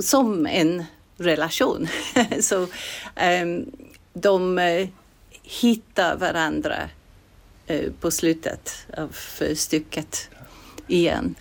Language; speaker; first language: Swedish; non-native, fluent; English